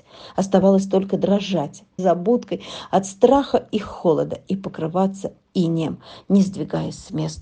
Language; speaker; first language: Russian; native; Russian